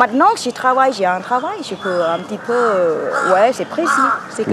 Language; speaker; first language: French; non-native, learner; Thai